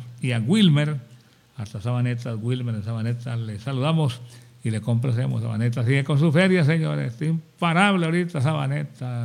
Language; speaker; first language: Spanish; native; Spanish